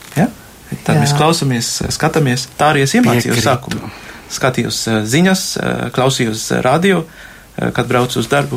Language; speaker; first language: Latvian; non-native, fluent; Sinhala